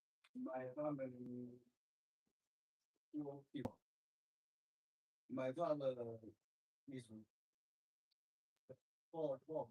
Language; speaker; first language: English; non-native, learner; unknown